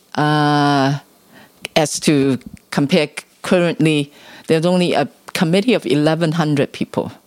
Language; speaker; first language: English; non-native, local second language; Cantonese